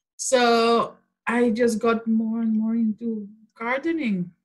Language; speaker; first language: English; non-native, fluent; Spanish